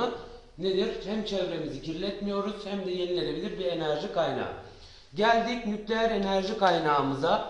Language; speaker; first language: Turkish; native; Turkish